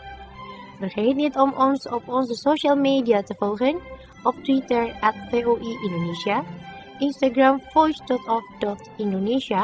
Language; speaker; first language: Dutch; non-native, learner; Indonesian